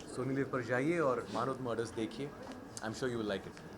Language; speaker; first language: Hindi; non-native, local second language; Marathi